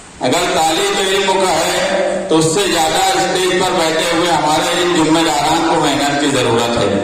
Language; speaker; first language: Urdu; native; Urdu